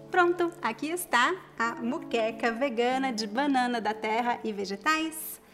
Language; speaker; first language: Portuguese; native; Portuguese